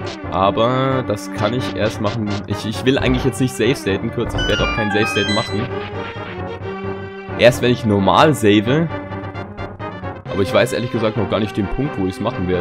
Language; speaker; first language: German; native; German